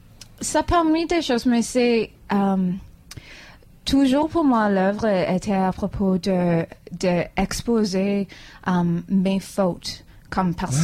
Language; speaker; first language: French; non-native, fluent; English